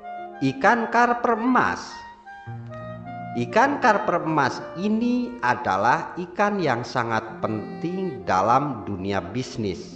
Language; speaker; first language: Indonesian; native; Indonesian